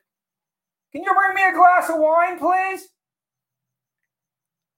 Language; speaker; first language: English; native; English